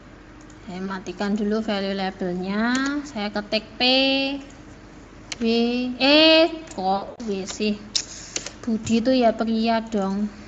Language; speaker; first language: Indonesian; native; Indonesian